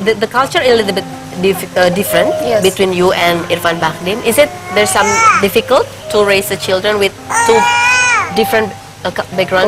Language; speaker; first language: English; non-native, learner; Indonesian